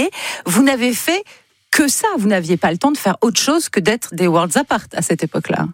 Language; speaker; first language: French; native; French